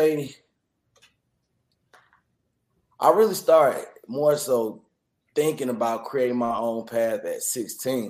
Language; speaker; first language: English; native; English